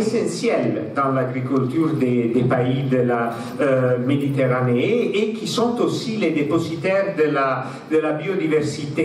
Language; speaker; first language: French; non-native, fluent; Italian